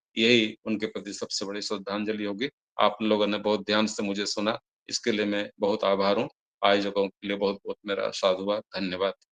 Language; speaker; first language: Hindi; non-native, local second language; Odia